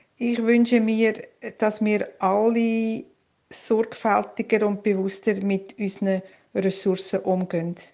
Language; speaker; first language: German; native; German